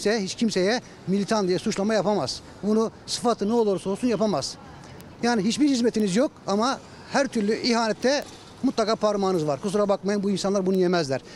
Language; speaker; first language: Turkish; native; Turkish